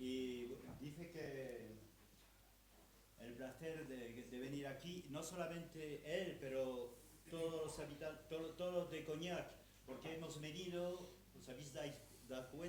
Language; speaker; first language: Spanish; non-native, fluent; French